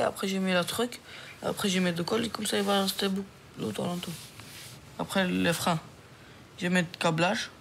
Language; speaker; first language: French; early bilingual, other home language; Romanian